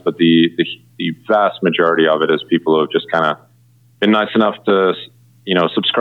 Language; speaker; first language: English; native; English